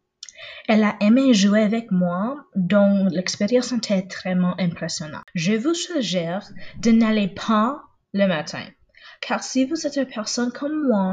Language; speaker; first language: French; non-native, local second language; English